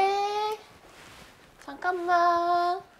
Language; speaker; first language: Korean; native; Korean